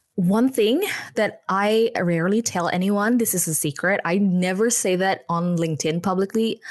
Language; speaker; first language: English; non-native, fluent; Indonesian